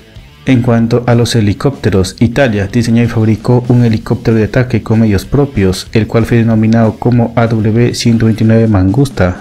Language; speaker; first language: Spanish; native; Spanish